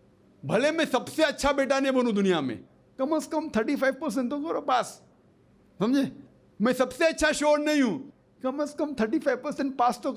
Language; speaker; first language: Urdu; non-native, fluent; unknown